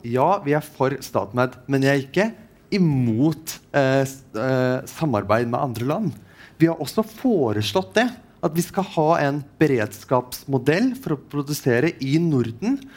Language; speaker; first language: Norwegian; non-native, fluent; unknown